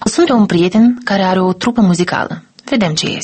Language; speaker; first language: Romanian; native; Romanian